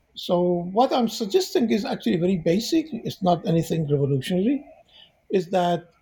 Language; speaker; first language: English; non-native, fluent; Persian